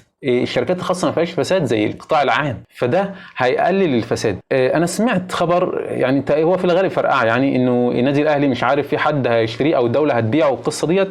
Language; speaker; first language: Arabic; native; Arabic